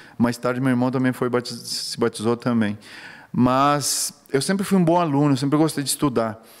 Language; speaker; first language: Portuguese; non-native, fluent; Spanish